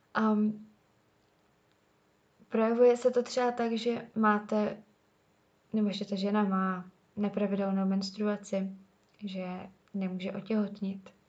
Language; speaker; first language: Czech; native; Czech